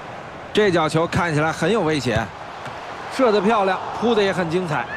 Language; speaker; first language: Chinese; native; Chinese